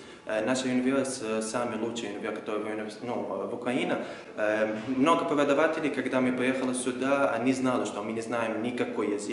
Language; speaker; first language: Ukrainian; non-native, fluent; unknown